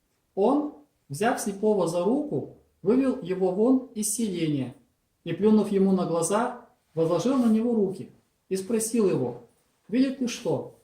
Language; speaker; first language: Russian; native; Russian